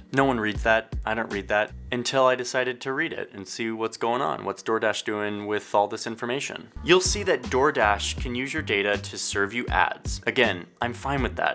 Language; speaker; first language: English; native; English